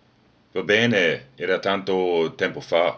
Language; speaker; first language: Italian; non-native, learner; German